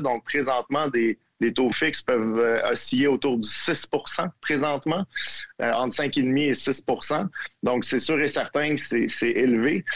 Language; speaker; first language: French; native; French